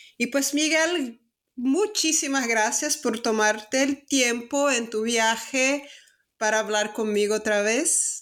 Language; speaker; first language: Spanish; non-native, fluent; Portuguese